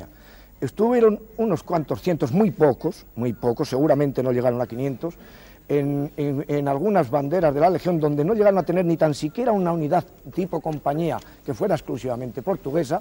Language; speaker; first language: Spanish; native; Spanish